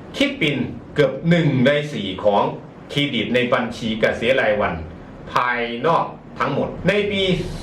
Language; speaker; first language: Thai; non-native, fluent; Chinese